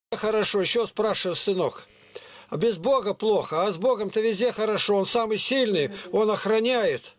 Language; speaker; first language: Russian; native; Russian